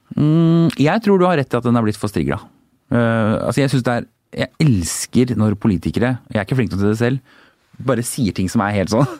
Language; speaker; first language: Norwegian; native; Norwegian